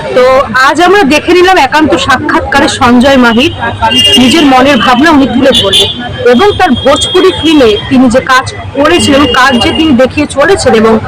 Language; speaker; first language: Bangla; native; Bangla